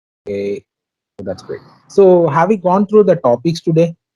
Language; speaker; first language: English; non-native, local second language; Tamil